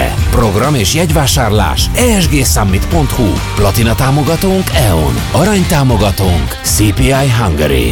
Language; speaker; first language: Hungarian; native; Hungarian